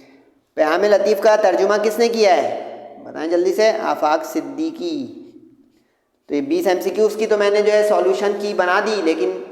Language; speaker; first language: Urdu; native; Urdu